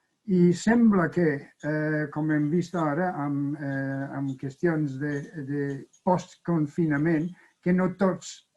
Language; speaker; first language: Catalan; non-native, fluent; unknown